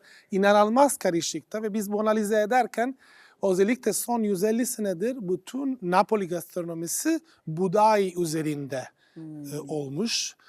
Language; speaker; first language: Turkish; non-native, fluent; Italian